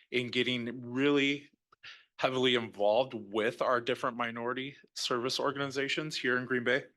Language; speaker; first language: English; native; English